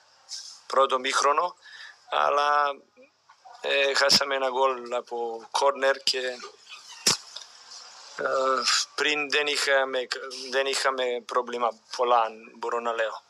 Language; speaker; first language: Greek; non-native, fluent; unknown